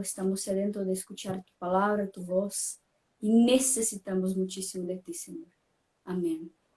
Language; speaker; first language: Spanish; non-native, fluent; Portuguese